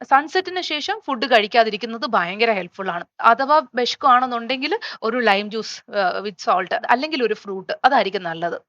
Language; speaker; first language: Malayalam; native; Malayalam